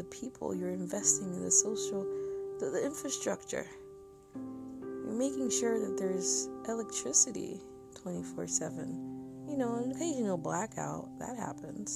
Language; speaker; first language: English; non-native, local second language; Yoruba